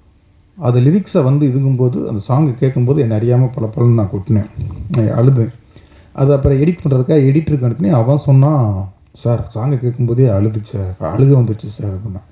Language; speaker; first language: Tamil; native; Tamil